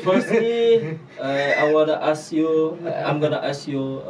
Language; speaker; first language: English; non-native, learner; Indonesian